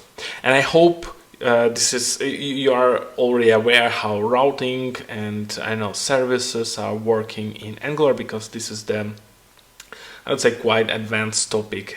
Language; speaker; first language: English; non-native, fluent; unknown